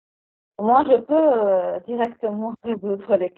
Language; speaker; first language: French; non-native, learner; Arabic